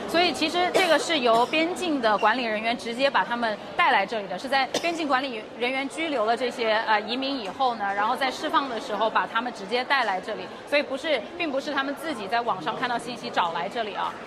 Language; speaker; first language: Chinese; native; Chinese